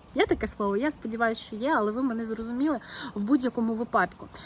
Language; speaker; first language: Ukrainian; non-native, local second language; Russian